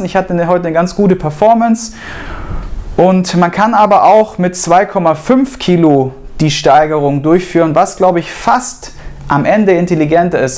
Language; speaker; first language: German; native; German